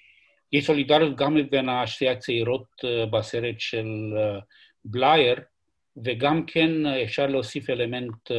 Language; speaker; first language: Hebrew; non-native, fluent; Romanian